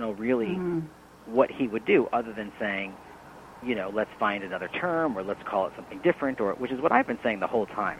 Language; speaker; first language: English; native; English